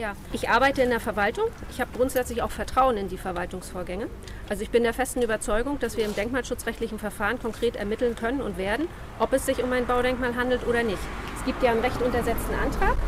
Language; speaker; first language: German; native; German